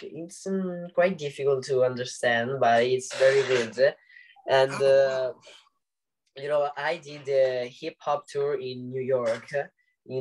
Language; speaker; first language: English; non-native, learner; Italian